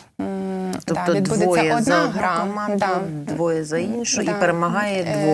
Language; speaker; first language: Ukrainian; native; Ukrainian